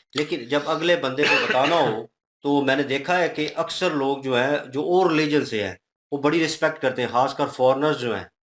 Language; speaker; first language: Urdu; non-native, local second language; Punjabi